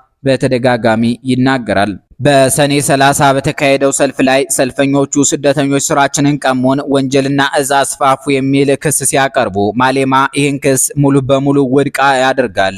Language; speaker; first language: Amharic; native; Amharic